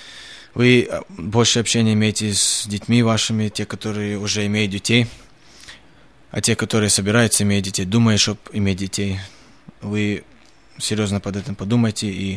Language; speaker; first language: Russian; early bilingual, heritage; Russian